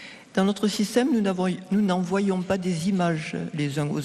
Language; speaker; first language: French; native; French